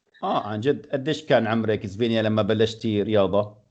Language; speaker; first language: Arabic; native; Arabic